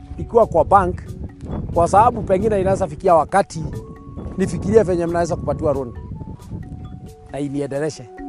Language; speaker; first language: Swahili; non-native, local second language; Kikuyu